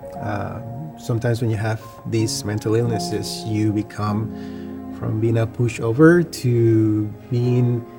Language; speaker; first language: English; non-native, fluent; Spanish